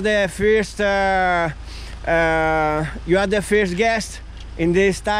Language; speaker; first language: English; non-native, learner; Spanish